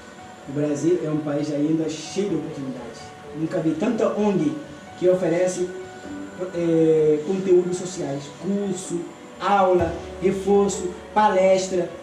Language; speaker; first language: Portuguese; non-native, fluent; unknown